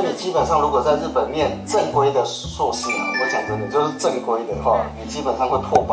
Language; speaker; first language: Chinese; native; Chinese